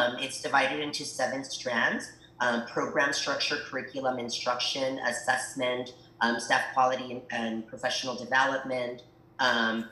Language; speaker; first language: English; early bilingual, other home language; Spanish